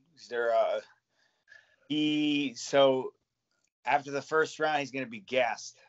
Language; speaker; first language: English; native; English